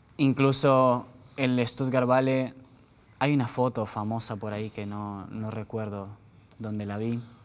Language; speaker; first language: Spanish; native; Spanish